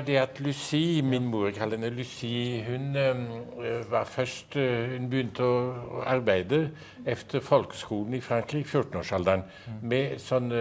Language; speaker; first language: Norwegian; early bilingual, heritage; Norwegian